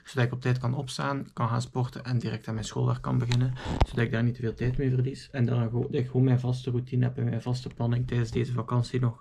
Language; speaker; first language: Dutch; native; Dutch